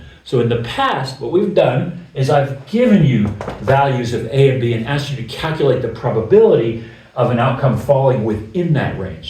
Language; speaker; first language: English; native; English